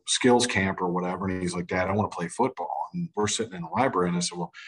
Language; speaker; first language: English; native; English